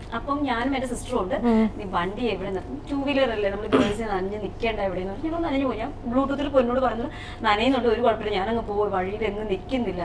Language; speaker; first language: Malayalam; native; Malayalam